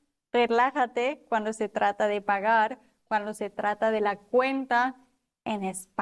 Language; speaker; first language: Spanish; non-native, fluent; German